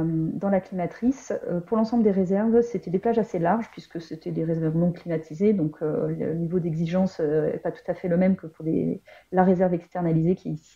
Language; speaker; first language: French; native; French